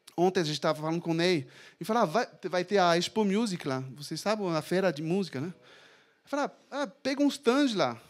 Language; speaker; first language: Portuguese; non-native, fluent; French